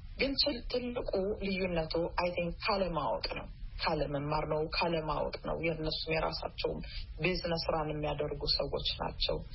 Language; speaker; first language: Amharic; native; Amharic